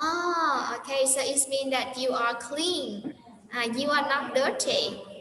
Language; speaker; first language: English; non-native, fluent; Vietnamese